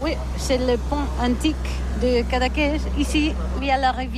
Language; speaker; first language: French; non-native, learner; Catalan